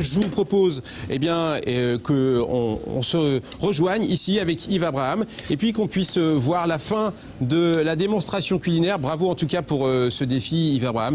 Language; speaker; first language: French; native; French